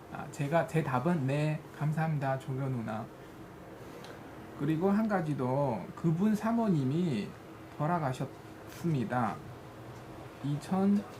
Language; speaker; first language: Korean; non-native, fluent; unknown